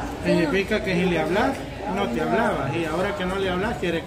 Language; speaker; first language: Spanish; native; Spanish